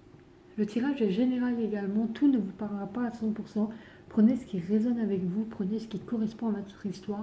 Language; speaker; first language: French; native; French